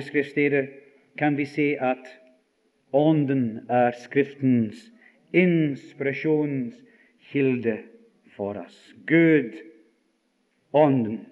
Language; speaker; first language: Norwegian; non-native, fluent; English